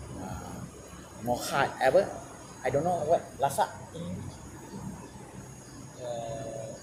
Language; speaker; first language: English; non-native, learner; Malay